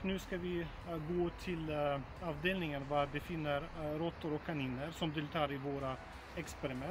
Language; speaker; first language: Swedish; non-native, fluent; Russian